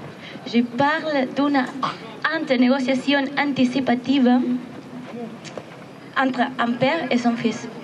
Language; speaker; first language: French; non-native, fluent; Catalan